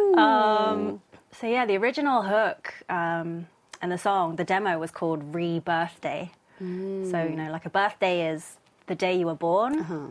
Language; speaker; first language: English; native; English